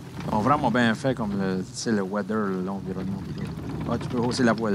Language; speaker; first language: French; native; French